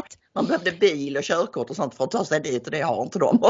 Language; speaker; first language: Swedish; native; Swedish